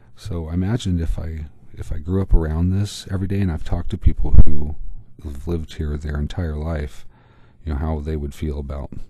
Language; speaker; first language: English; native; English